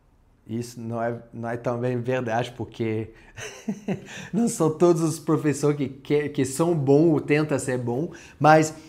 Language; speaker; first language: Portuguese; non-native, fluent; French